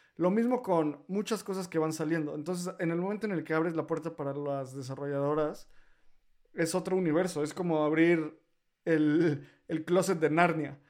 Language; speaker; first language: Spanish; native; Spanish